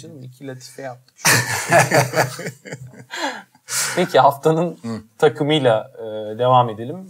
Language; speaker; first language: Turkish; native; Turkish